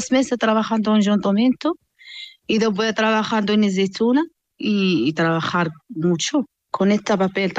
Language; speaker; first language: Spanish; non-native, learner; Arabic